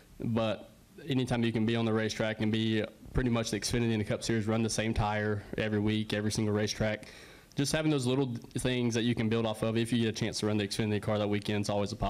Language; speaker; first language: English; native; English